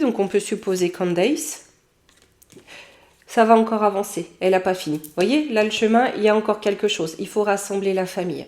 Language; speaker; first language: French; native; French